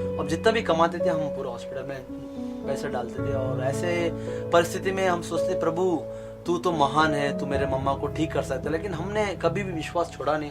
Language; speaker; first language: Hindi; non-native, local second language; Kannada